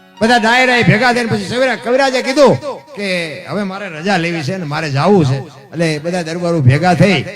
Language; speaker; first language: Gujarati; native; Gujarati